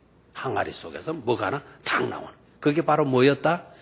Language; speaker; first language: Korean; native; Korean